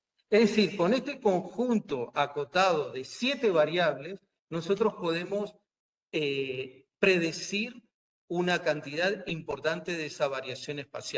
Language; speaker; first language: Spanish; native; Spanish